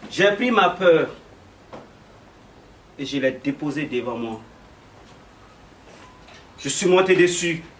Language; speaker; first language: French; non-native, local second language; Bambara